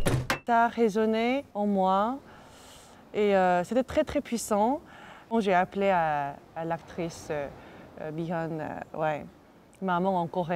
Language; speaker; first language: French; non-native, fluent; Korean